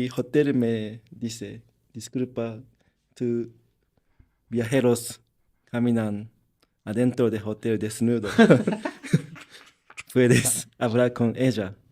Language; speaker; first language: Spanish; non-native, learner; Japanese